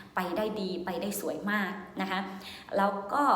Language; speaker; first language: Thai; non-native, fluent; Burmese